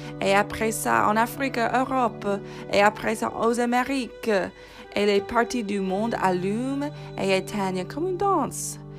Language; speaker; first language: French; non-native, fluent; English